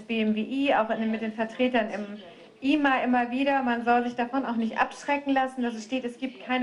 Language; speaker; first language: German; native; German